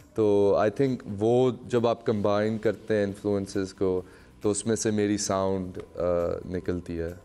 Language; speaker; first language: Urdu; native; Urdu